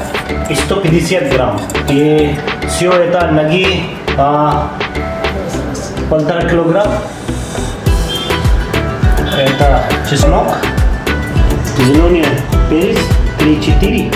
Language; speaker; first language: Russian; non-native, learner; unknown